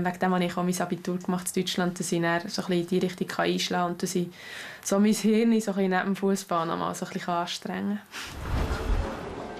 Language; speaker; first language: German; native; German